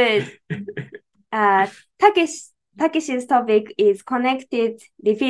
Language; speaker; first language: English; non-native, learner; Japanese